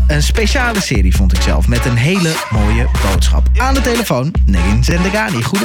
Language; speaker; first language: Dutch; native; Dutch